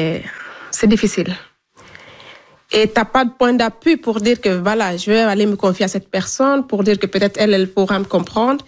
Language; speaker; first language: French; non-native, local second language; Fula